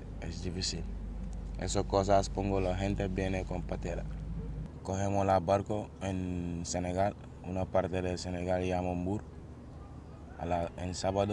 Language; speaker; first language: Spanish; non-native, learner; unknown